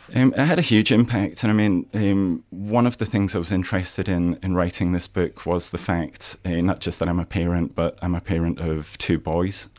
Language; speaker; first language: English; native; English